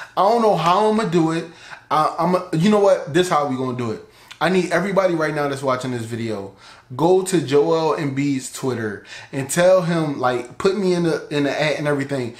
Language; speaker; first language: English; native; English